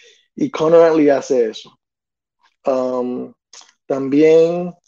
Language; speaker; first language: Spanish; early bilingual, other home language; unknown